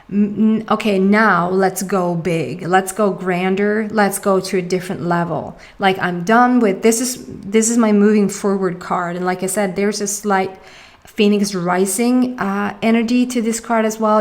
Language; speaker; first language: English; non-native, fluent; Swedish